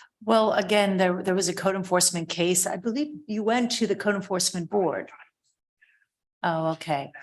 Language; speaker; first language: English; native; English